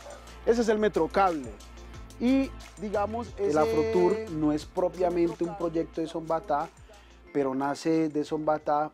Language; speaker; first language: Spanish; native; Spanish